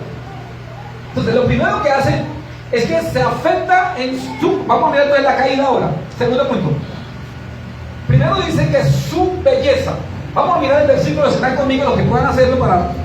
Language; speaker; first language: Spanish; native; Spanish